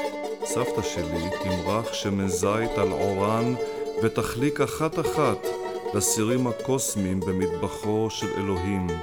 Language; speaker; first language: Hebrew; native; Hebrew